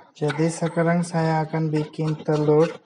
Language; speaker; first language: Indonesian; non-native, fluent; Bangla